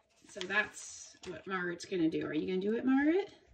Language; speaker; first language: English; native; English